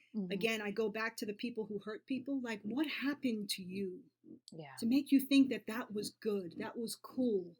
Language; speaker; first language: English; native; English